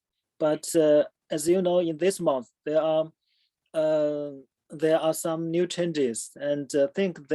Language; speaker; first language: English; non-native, fluent; Chinese